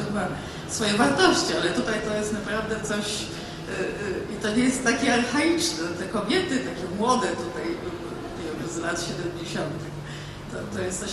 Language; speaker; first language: Polish; native; Polish